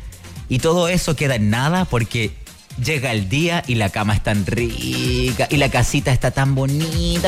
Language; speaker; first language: Spanish; native; Spanish